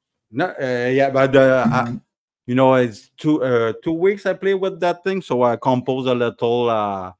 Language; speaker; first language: English; non-native, learner; French